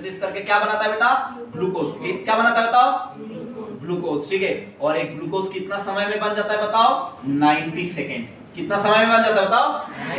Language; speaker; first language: Hindi; non-native, local second language; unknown